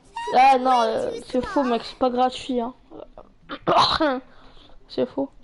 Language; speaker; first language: French; native; French